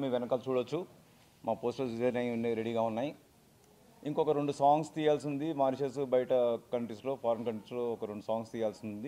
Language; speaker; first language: Telugu; native; Telugu